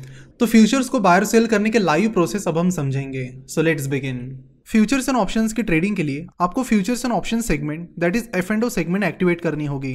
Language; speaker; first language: Hindi; non-native, local second language; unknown